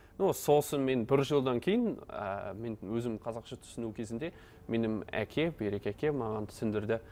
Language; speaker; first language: Kazakh; non-native, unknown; Dutch